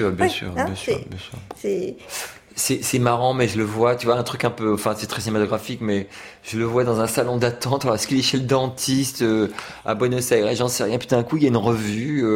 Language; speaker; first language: French; native; French